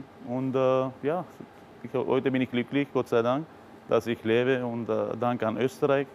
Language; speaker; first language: German; non-native, fluent; Arabic